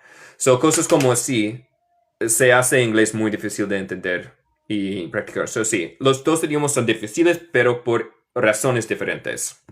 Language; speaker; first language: Spanish; non-native, fluent; English